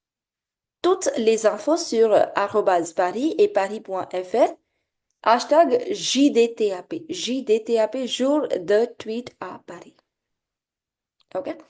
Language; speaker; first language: French; non-native, fluent; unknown